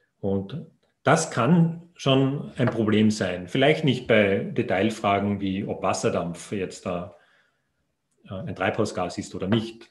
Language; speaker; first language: German; native; German